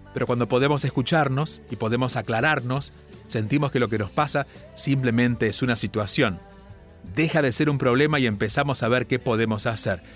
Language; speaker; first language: Spanish; native; Spanish